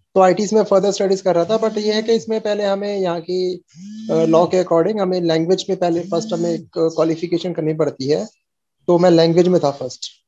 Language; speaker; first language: Hindi; native; Hindi